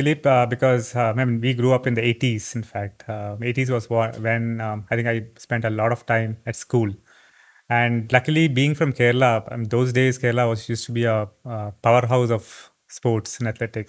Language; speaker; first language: English; non-native, local second language; Tamil